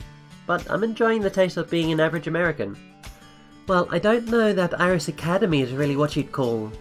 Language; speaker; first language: English; native; English